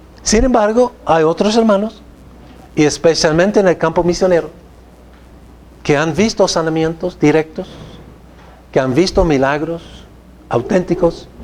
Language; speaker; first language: Spanish; non-native, fluent; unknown